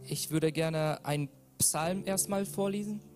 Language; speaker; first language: German; non-native, learner; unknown